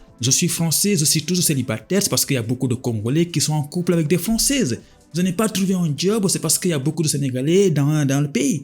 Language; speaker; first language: French; non-native, local second language; Wolof